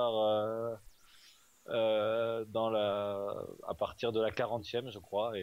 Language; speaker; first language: French; native; French